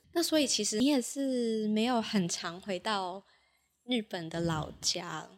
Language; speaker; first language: Chinese; non-native, local second language; Cantonese